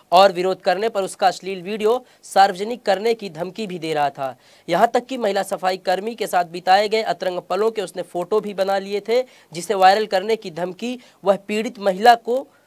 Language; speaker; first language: Hindi; native; Hindi